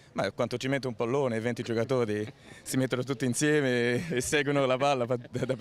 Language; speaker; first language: Italian; early bilingual, heritage; Italian